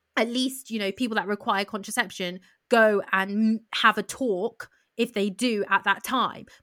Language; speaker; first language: English; early bilingual, other home language; Yoruba